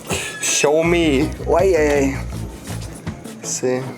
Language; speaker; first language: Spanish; non-native, learner; German